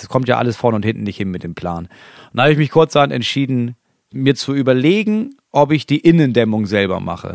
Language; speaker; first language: German; native; German